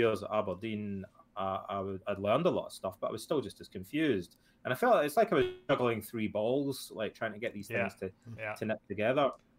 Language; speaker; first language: English; native; English